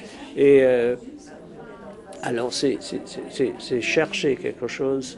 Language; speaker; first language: French; non-native, fluent; English